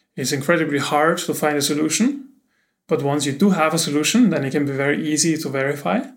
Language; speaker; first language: English; non-native, fluent; German